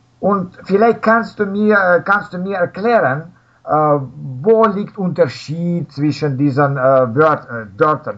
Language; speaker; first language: German; non-native, learner; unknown